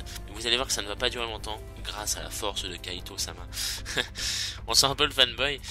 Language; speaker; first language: French; native; French